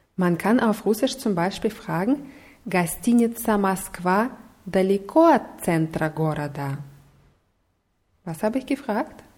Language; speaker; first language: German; non-native, fluent; Russian